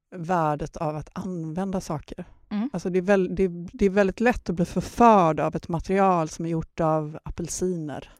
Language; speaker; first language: Swedish; native; Swedish